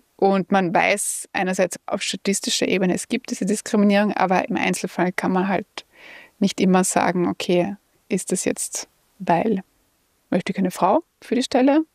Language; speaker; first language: German; native; German